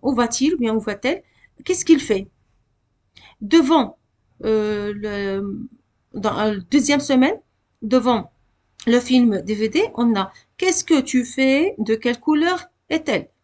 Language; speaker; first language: French; non-native, local second language; Arabic